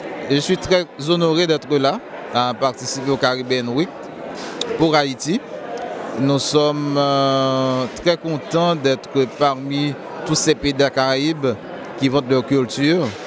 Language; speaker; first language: French; native; French